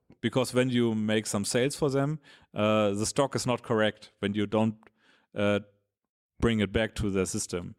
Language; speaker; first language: English; non-native, fluent; German